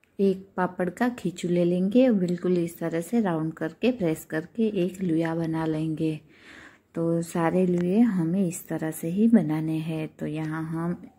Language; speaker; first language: Hindi; non-native, local second language; Gujarati